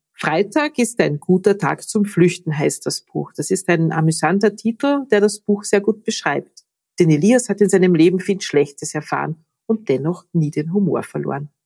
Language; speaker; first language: German; native; German